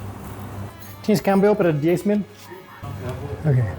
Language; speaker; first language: Spanish; non-native, learner; English